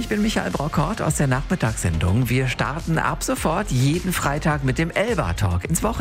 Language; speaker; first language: German; native; German